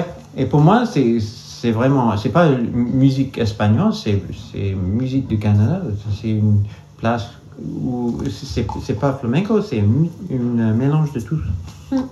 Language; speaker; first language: French; non-native, local second language; English